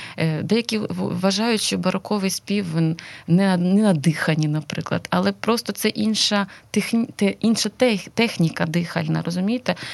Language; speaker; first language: Ukrainian; non-native, local second language; Russian